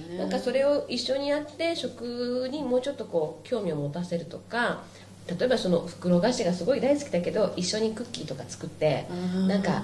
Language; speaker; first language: Japanese; native; Japanese